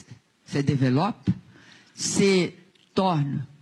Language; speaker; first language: French; non-native, learner; Portuguese